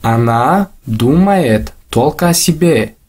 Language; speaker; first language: Russian; non-native, local second language; Tajik